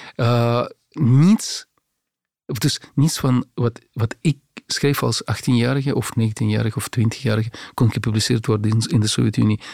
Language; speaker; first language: Dutch; non-native, fluent; Russian